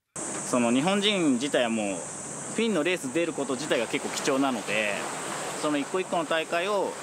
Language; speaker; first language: Japanese; native; Japanese